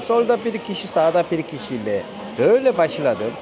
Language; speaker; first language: Turkish; non-native, fluent; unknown